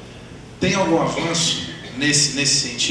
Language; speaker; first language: Portuguese; native; Portuguese